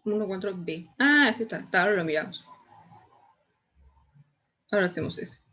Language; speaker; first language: Spanish; native; Spanish